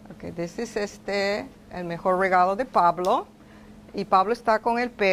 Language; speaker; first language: Spanish; non-native, fluent; English